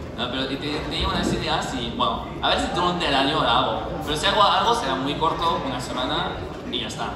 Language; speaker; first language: Spanish; non-native, fluent; French